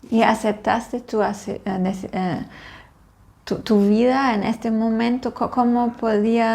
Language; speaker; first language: Spanish; non-native, fluent; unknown